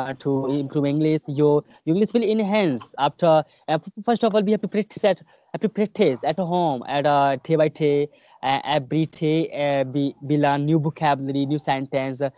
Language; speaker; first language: English; non-native, learner; Hindi